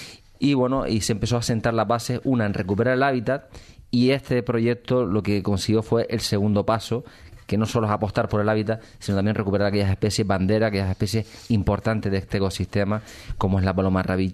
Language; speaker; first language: Spanish; native; Spanish